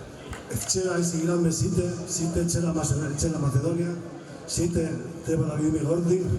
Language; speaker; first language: Macedonian; non-native, learner; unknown